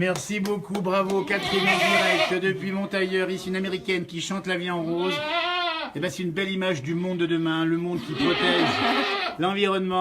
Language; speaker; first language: French; native; French